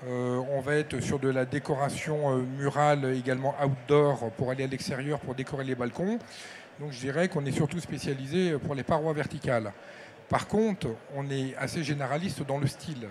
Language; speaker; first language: French; native; French